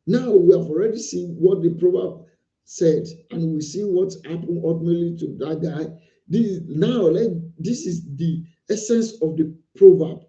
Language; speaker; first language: English; non-native, local second language; Yoruba